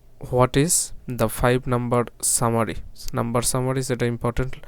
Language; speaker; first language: English; non-native, local second language; Bangla